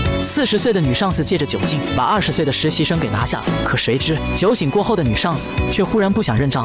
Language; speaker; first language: Chinese; native; Chinese